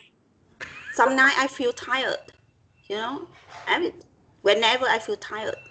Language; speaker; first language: English; non-native, learner; Vietnamese